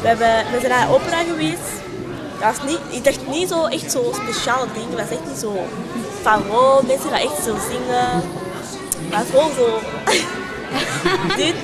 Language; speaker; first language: Dutch; early bilingual, other home language; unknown